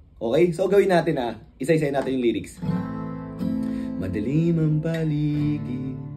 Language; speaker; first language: Filipino; native; Filipino